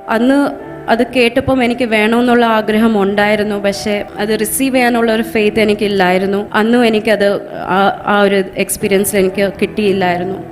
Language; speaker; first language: Malayalam; early bilingual, heritage; Malayalam